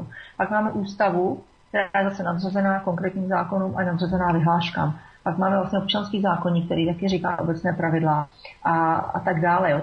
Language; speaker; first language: Czech; native; Czech